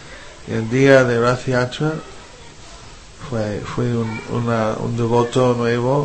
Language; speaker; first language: Spanish; non-native, fluent; English